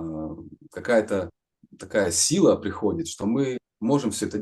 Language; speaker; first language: Russian; native; Russian